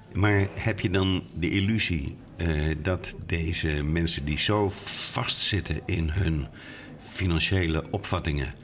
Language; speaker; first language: Dutch; native; Dutch